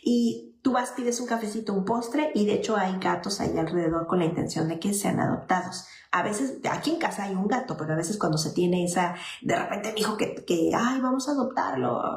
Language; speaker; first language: Spanish; native; Spanish